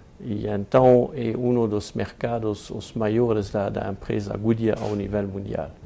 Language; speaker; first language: Portuguese; non-native, fluent; French